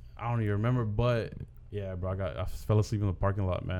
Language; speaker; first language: English; early bilingual, other home language; Spanish